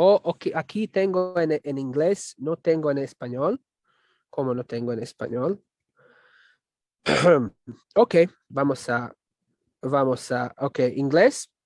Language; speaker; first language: Spanish; non-native, fluent; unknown